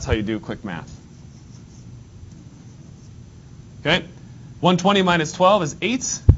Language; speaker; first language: English; native; English